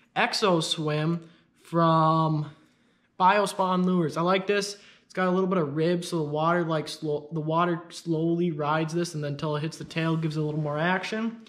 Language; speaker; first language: English; native; English